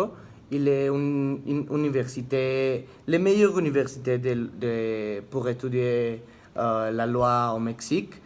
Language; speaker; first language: French; non-native, learner; Spanish